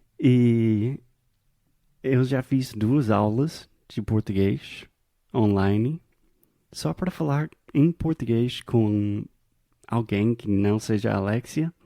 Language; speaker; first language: Portuguese; non-native, fluent; English